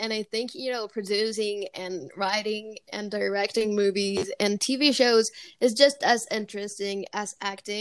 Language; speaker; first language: English; non-native, fluent; Spanish